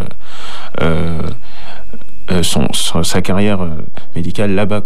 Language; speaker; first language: French; early bilingual, other home language; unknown